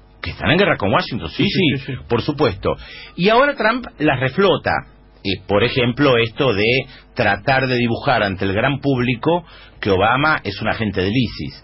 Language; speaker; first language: Spanish; native; Spanish